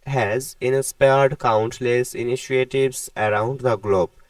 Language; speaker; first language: English; non-native, local second language; Bangla